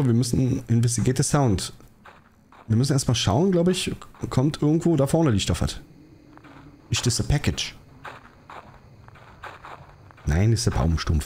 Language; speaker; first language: German; native; German